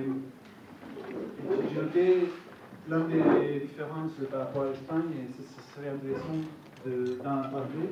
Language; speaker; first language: French; non-native, fluent; Italian